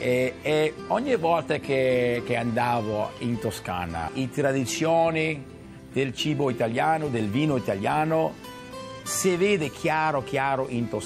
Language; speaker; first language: Italian; early bilingual, heritage; Italian